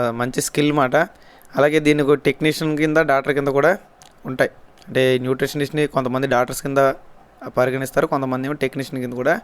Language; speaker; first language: Telugu; native; Telugu